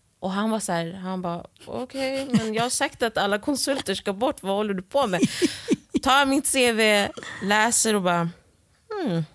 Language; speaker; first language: Swedish; early bilingual, other home language; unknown